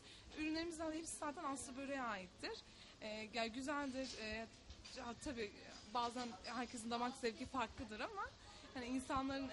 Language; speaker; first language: Turkish; native; Turkish